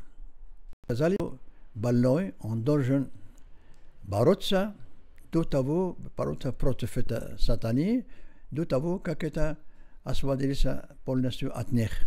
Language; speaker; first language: Russian; non-native, learner; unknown